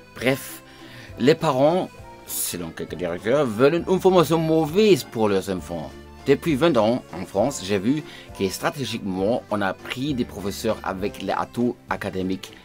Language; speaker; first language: French; non-native, fluent; German